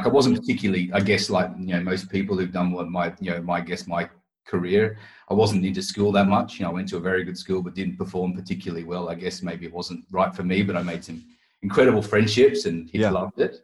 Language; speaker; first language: English; native; English